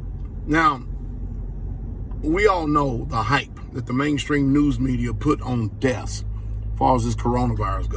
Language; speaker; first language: English; native; English